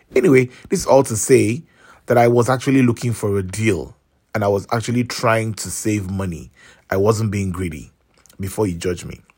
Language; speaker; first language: English; non-native, local second language; Yoruba